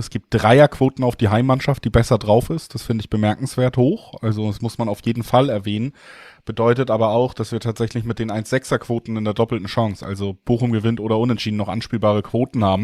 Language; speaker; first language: German; native; German